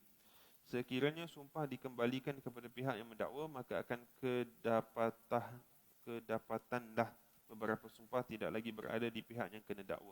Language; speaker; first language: Malay; native; Malay